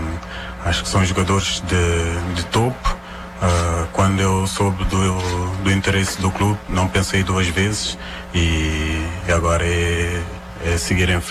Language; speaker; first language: Portuguese; non-native, local second language; Kabuverdianu